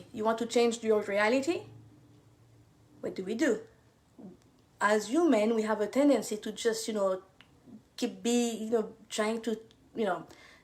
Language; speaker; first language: English; non-native, fluent; French